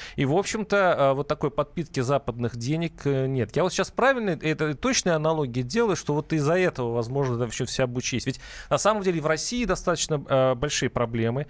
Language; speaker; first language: Russian; native; Russian